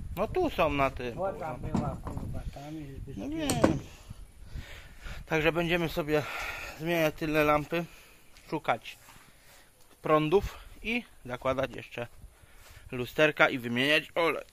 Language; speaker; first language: Polish; native; Polish